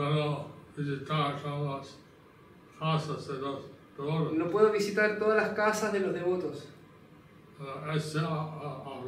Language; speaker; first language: Spanish; non-native, learner; English